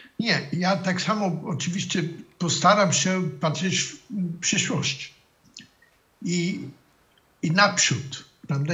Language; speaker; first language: Polish; non-native, fluent; German